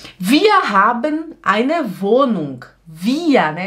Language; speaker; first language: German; non-native, fluent; Portuguese